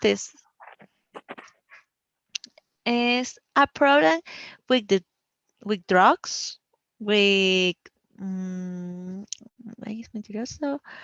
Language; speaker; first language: English; non-native, learner; Spanish